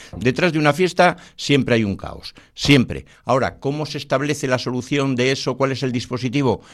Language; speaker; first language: Spanish; native; Spanish